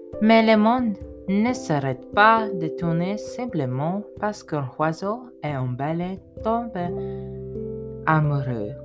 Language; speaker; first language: French; non-native, learner; English